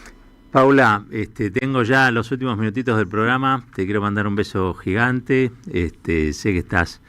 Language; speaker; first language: Spanish; native; Spanish